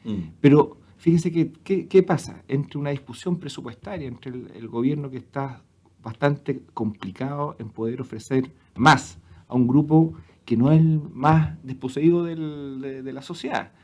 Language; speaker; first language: Spanish; native; Spanish